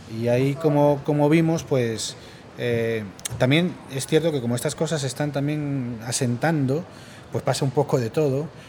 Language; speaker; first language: Spanish; native; Spanish